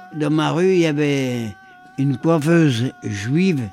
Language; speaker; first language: French; early bilingual, other home language; Polish